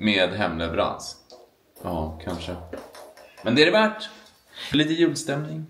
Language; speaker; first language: Swedish; native; Swedish